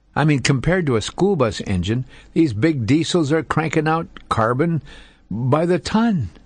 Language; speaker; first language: English; native; English